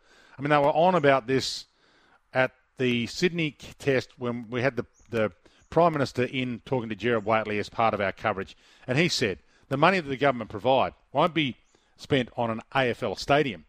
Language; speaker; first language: English; native; English